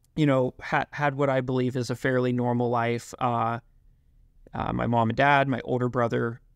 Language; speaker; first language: English; native; English